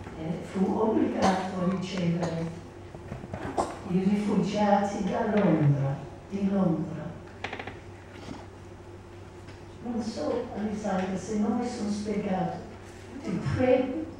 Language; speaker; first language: Italian; non-native, learner; English